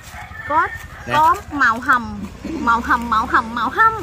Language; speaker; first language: Vietnamese; non-native, learner; Thai